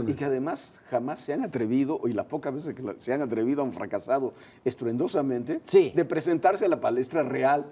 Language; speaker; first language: Spanish; native; Spanish